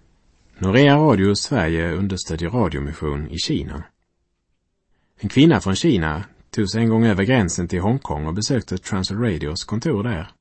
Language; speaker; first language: Swedish; native; Swedish